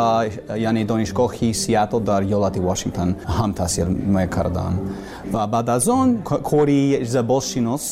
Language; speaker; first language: Persian; non-native, learner; English